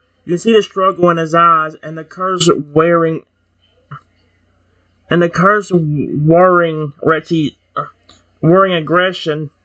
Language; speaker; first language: English; native; English